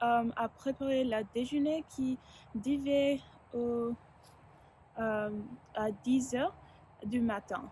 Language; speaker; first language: French; non-native, learner; English